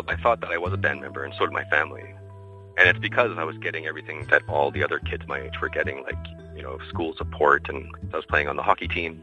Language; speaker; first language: English; native; English